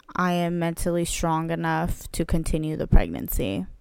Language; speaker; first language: English; early bilingual, other home language; Spanish